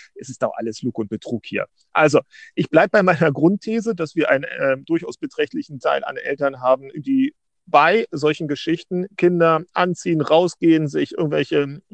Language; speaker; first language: German; native; German